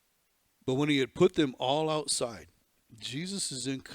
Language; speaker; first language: English; native; English